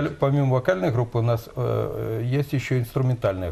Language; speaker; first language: Russian; native; Russian